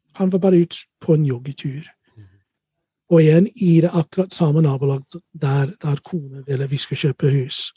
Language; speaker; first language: Norwegian; non-native, fluent; English